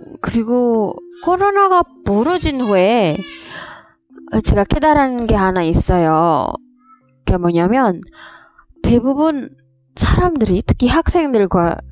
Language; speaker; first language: Korean; non-native, learner; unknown